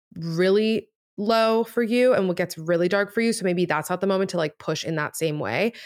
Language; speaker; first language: English; early bilingual, other home language; Spanish